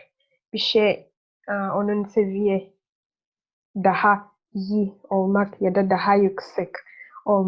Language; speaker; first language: Turkish; non-native, learner; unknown